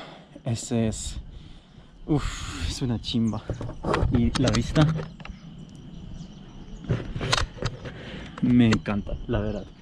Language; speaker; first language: Spanish; non-native, fluent; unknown